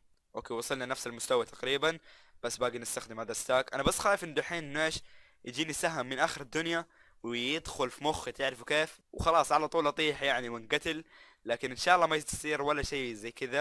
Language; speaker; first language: Arabic; native; Arabic